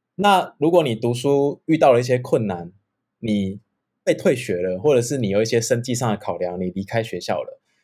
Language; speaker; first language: Chinese; native; Chinese